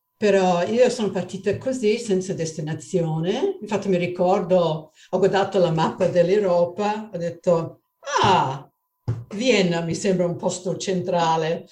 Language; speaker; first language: Italian; non-native, fluent; English